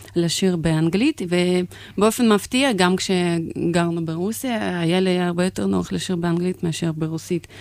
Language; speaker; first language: Hebrew; non-native, fluent; Russian